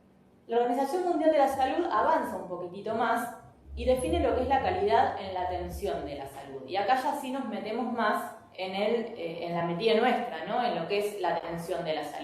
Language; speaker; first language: Spanish; native; Spanish